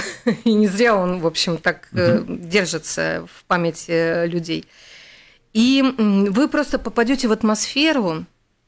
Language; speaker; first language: Russian; native; Russian